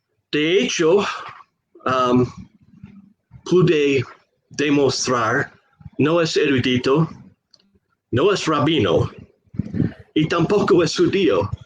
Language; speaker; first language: Spanish; non-native, fluent; English